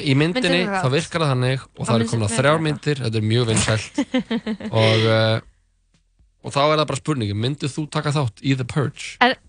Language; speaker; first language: Icelandic; native; Icelandic